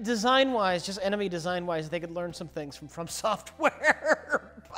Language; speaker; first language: English; native; English